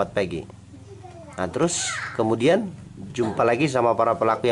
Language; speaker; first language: Indonesian; native; Indonesian